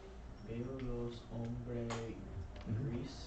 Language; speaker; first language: Spanish; non-native, learner; English